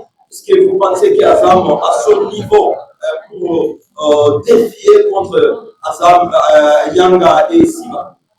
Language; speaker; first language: French; non-native, local second language; Kinyarwanda